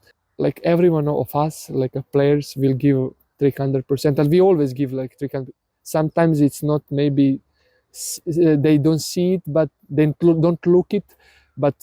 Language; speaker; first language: English; non-native, learner; Serbian